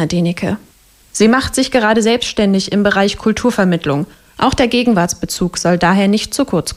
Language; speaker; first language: German; native; German